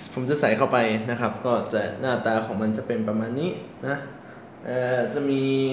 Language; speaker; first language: Thai; non-native, fluent; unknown